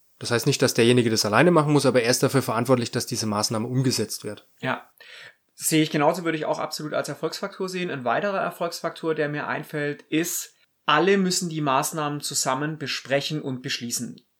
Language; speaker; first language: German; native; German